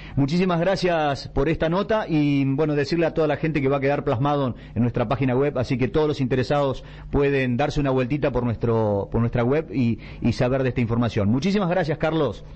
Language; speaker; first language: Spanish; native; Spanish